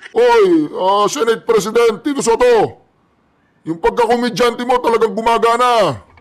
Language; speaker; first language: Filipino; native; Filipino